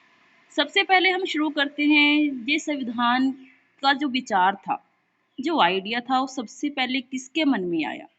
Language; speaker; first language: Hindi; non-native, local second language; Punjabi